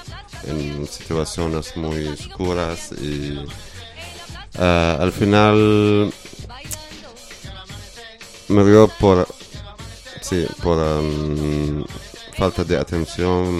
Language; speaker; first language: Spanish; non-native, learner; Arabic